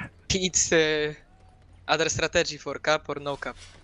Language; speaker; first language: English; non-native, fluent; Polish